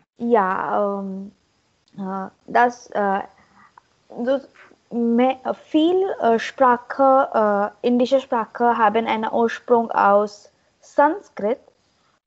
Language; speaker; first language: German; non-native, learner; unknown